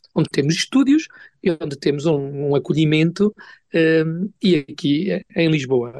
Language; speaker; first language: Portuguese; native; Portuguese